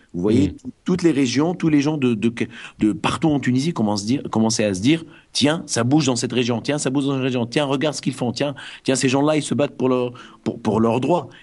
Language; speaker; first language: French; non-native, local second language; Arabic